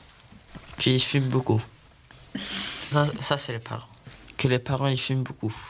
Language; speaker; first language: French; non-native, learner; Swedish